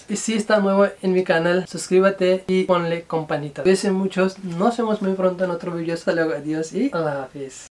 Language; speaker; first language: Spanish; non-native, learner; Urdu